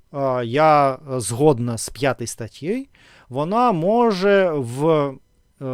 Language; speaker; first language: Ukrainian; non-native, learner; Russian